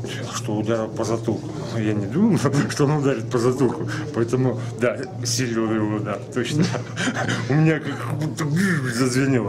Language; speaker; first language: Russian; native; Russian